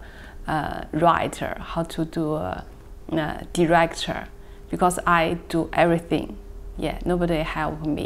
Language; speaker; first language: English; non-native, learner; Chinese